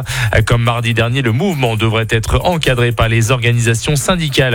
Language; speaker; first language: French; native; French